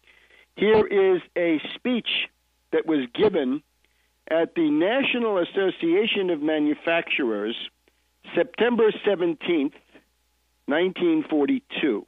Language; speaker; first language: English; native; English